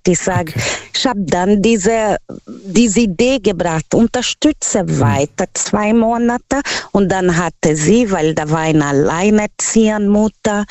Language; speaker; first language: German; non-native, fluent; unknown